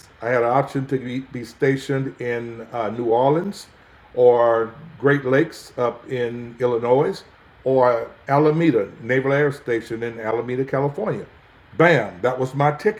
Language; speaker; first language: English; native; English